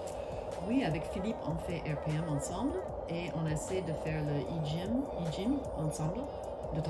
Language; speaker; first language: French; non-native, fluent; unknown